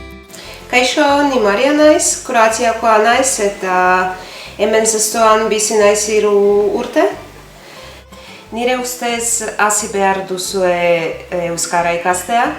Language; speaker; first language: Basque; non-native, learner; Croatian